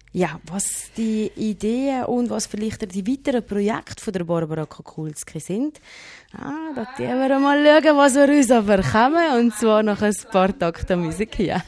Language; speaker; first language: German; native; German